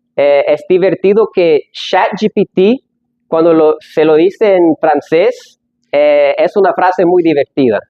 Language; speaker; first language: Spanish; non-native, fluent; English